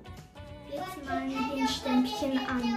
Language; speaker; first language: German; early bilingual, other home language; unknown